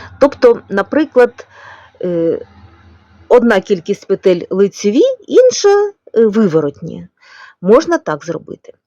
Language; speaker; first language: Ukrainian; non-native, local second language; Russian